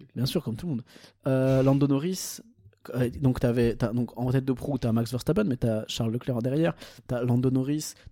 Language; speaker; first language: French; early bilingual, other home language; Portuguese